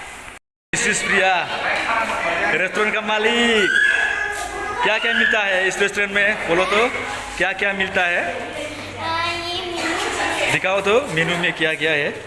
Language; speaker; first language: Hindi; non-native, local second language; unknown